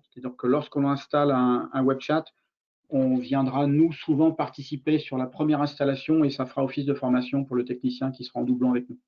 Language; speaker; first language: French; native; French